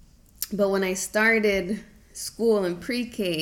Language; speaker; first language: English; native; English